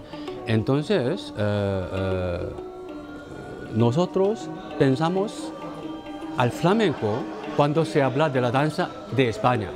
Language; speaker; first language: Spanish; non-native, learner; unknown